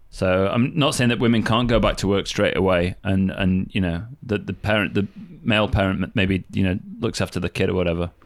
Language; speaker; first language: English; native; English